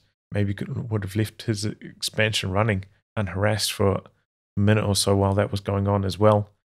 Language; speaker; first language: English; native; English